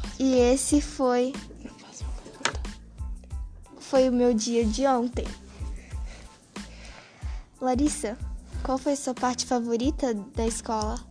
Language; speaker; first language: Portuguese; early bilingual, heritage; Portuguese